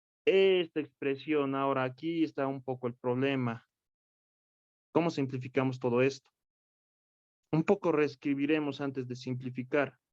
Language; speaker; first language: Spanish; native; Spanish